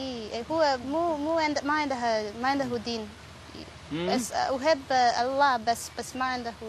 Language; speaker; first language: Arabic; non-native, learner; Spanish